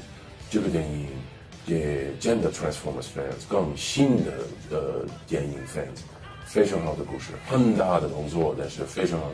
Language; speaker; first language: Chinese; non-native, learner; English